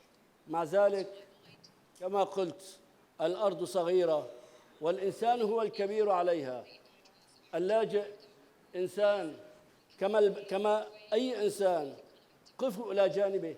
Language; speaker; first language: Arabic; native; Arabic